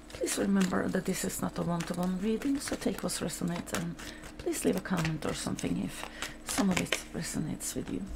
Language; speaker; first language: English; non-native, fluent; Norwegian